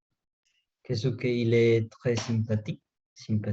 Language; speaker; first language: French; non-native, learner; Spanish